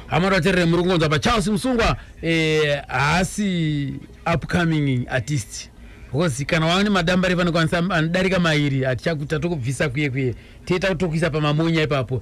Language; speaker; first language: Shona; native; Shona